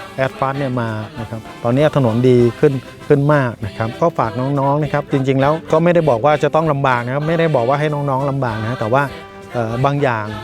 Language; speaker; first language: Thai; native; Thai